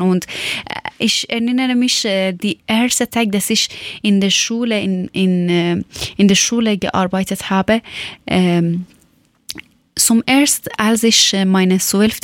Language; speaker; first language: German; non-native, learner; Persian